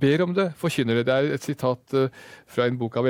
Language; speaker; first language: Norwegian; native; Norwegian